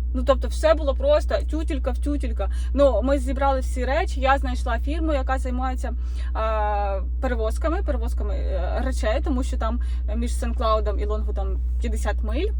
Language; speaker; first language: Ukrainian; native; Ukrainian